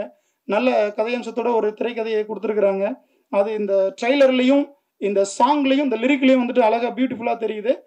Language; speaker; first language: Tamil; native; Tamil